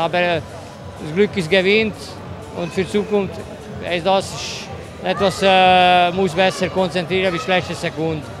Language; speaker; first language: German; non-native, learner; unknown